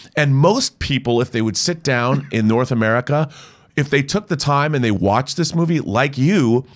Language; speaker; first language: English; native; English